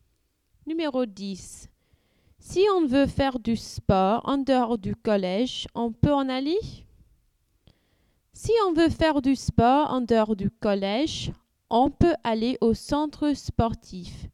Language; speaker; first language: French; non-native, learner; English